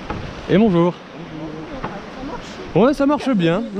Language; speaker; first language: French; native; French